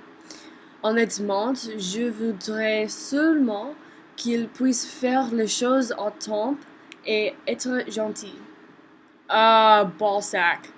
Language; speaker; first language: French; non-native, learner; English